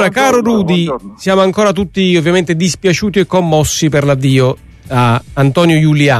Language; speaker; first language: Italian; native; Italian